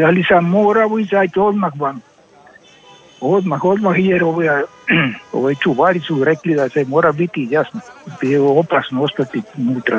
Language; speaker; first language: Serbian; early bilingual, heritage; Spanish